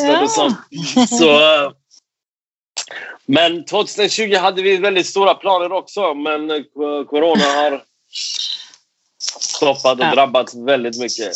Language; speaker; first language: Swedish; non-native, fluent; Persian